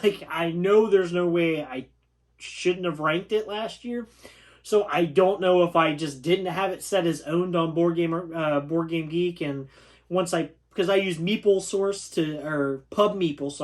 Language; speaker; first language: English; native; English